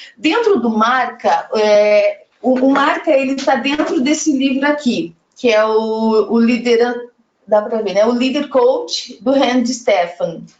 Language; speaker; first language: Portuguese; native; Portuguese